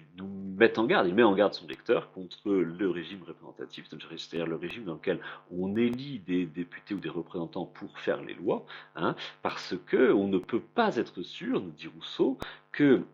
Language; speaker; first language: French; native; French